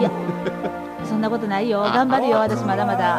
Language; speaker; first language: Japanese; native; Japanese